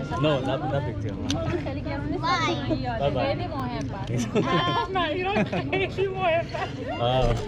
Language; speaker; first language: English; non-native, fluent; Korean